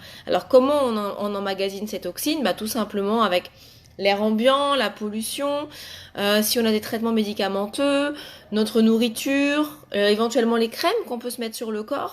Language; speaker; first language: French; native; French